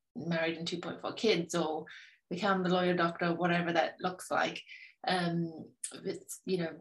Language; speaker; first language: English; native; English